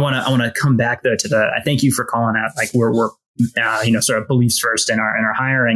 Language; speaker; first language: English; native; English